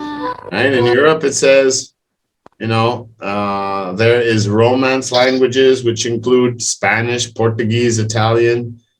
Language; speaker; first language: English; non-native, fluent; French